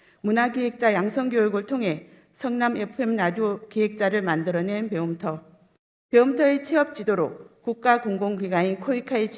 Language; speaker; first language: Korean; native; Korean